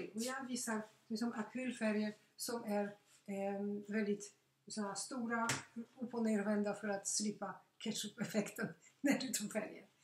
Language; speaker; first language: Swedish; non-native, fluent; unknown